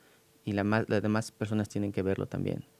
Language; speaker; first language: Spanish; native; Spanish